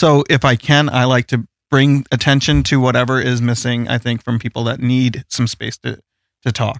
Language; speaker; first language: English; early bilingual, other home language; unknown